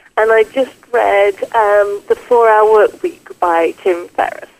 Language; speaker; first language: English; native; English